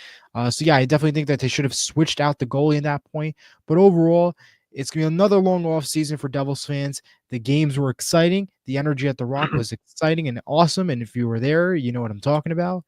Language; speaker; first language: English; native; English